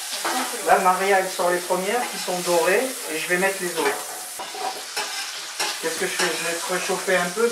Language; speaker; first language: French; native; French